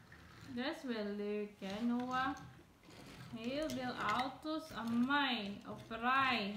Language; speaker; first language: Dutch; non-native, learner; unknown